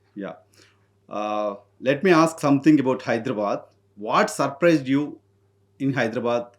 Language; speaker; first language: Telugu; native; Telugu